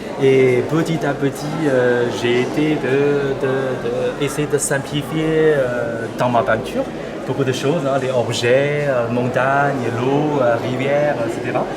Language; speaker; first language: French; non-native, learner; Chinese